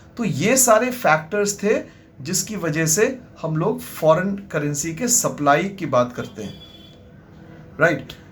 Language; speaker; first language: Hindi; native; Hindi